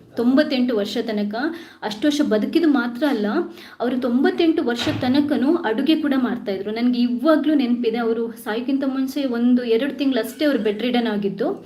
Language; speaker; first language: Kannada; native; Kannada